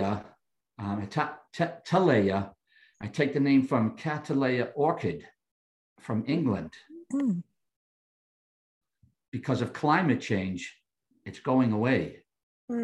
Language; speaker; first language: English; native; English